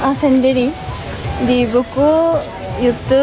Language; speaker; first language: Indonesian; non-native, learner; Japanese